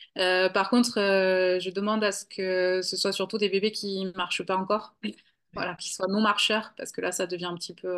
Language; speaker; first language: French; native; French